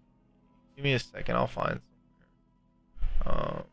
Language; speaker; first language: English; native; English